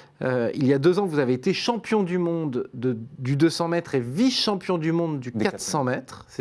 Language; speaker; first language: French; native; French